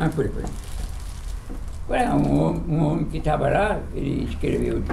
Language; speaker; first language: Portuguese; non-native, fluent; Japanese